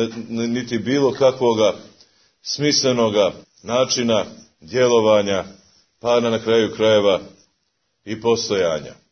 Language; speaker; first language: Croatian; native; Croatian